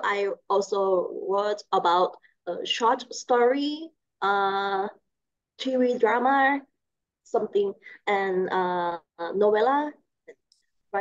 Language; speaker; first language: English; non-native, learner; Thai